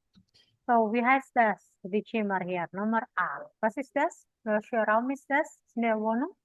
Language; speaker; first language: German; non-native, fluent; Indonesian